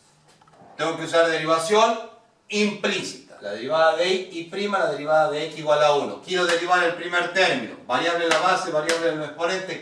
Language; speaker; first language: Spanish; native; Spanish